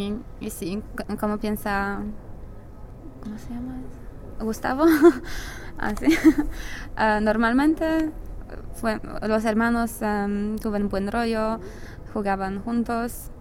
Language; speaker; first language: Spanish; non-native, learner; English